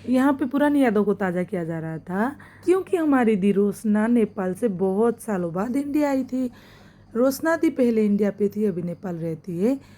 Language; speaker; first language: Hindi; non-native, local second language; Assamese